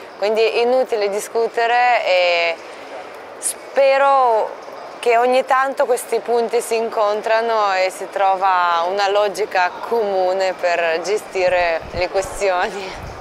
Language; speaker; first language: Italian; non-native, fluent; Russian